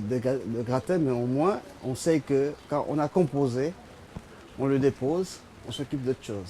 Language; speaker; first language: French; non-native, fluent; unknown